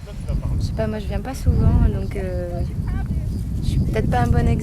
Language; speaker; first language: French; native; French